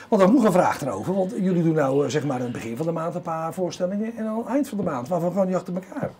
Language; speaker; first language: Dutch; native; Dutch